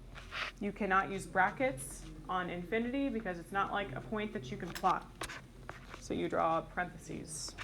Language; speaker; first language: English; native; English